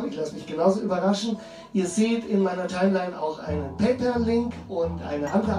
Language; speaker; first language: German; native; German